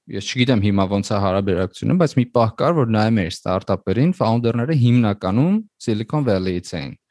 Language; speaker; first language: Armenian; native; Armenian